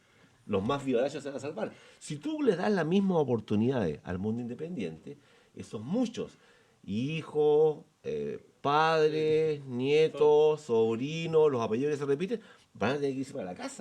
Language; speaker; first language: Spanish; native; Spanish